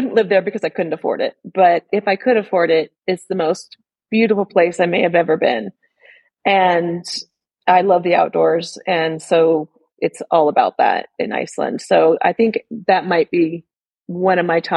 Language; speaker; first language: English; native; English